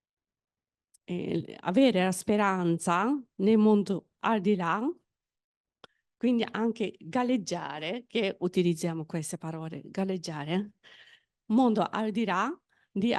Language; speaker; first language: Italian; non-native, fluent; Japanese